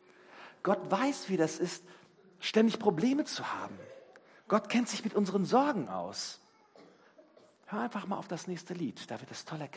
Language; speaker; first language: German; native; German